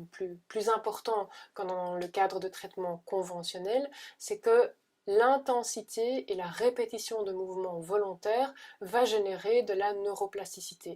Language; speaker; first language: French; native; French